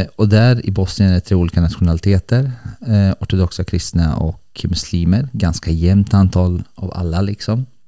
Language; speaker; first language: Swedish; early bilingual, other home language; Bosnian